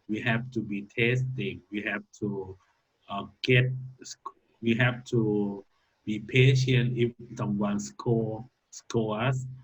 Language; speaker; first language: English; non-native, learner; Thai